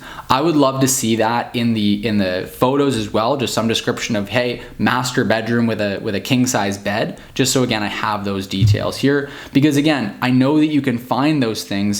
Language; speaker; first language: English; native; English